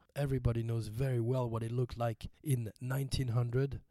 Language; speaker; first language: English; non-native, fluent; French